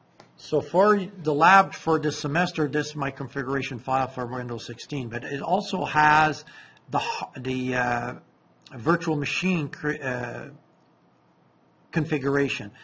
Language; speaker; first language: English; non-native, fluent; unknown